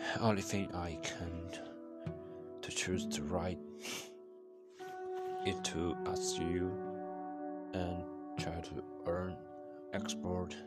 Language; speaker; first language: English; non-native, learner; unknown